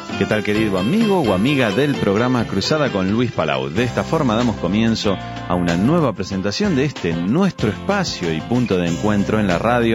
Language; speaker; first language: Spanish; native; Spanish